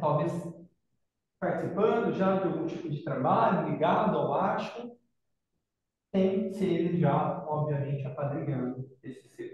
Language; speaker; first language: Portuguese; native; Portuguese